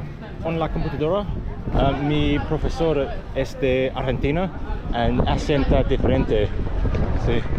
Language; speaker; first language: Spanish; non-native, learner; English